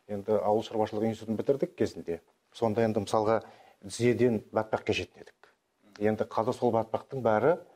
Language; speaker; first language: Kazakh; native; Kazakh